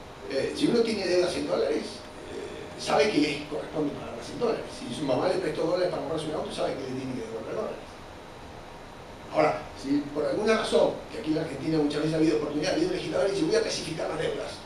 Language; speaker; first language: Spanish; native; Spanish